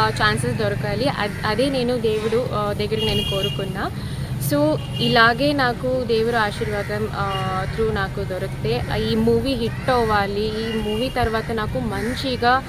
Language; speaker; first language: Telugu; non-native, fluent; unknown